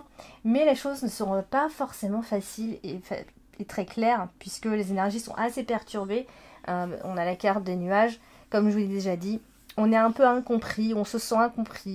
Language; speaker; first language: French; native; French